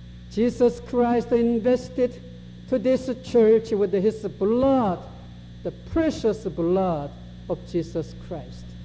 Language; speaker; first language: English; non-native, fluent; Korean